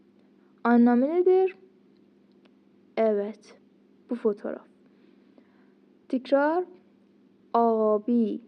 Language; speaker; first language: Turkish; non-native, fluent; Persian